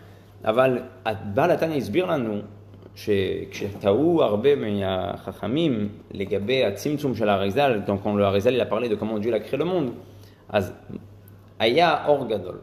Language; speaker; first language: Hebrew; non-native, fluent; French